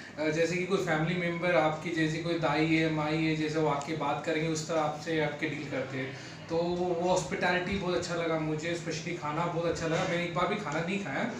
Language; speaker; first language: Hindi; non-native, local second language; Malayalam